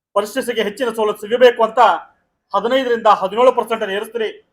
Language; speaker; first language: Kannada; non-native, local second language; Lambadi